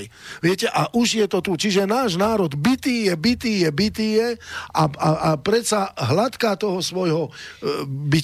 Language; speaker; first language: Slovak; native; Slovak